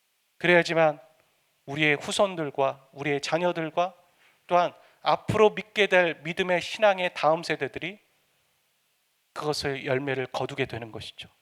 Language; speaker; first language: Korean; native; Korean